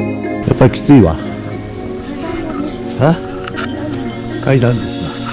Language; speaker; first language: Japanese; native; Japanese